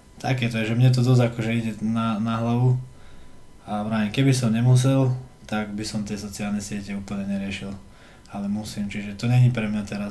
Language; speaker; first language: Slovak; early bilingual, heritage; Slovak